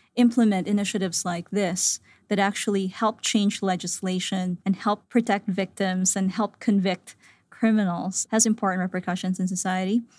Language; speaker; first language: English; non-native, local second language; Filipino